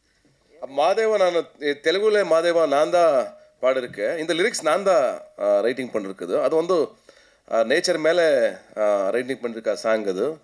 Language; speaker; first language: Tamil; non-native, local second language; Kannada